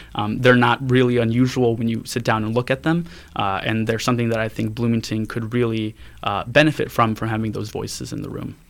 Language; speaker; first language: English; native; English